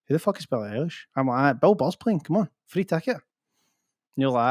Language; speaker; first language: English; native; English